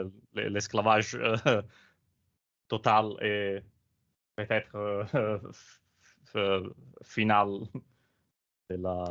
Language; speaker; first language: French; non-native, learner; Italian